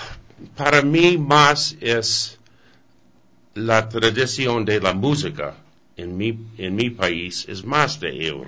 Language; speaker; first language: Spanish; non-native, learner; English